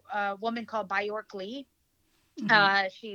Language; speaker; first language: English; early bilingual, other home language; Hiligaynon